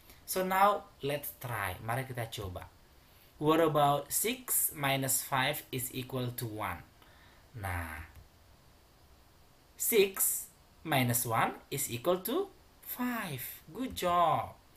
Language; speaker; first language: English; non-native, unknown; Indonesian